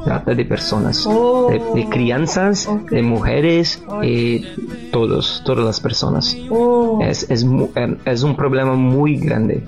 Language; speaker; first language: Spanish; non-native, learner; Portuguese